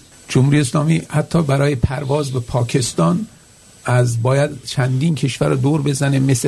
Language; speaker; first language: Persian; native; Persian